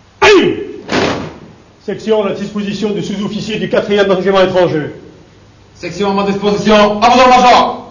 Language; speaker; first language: French; native; French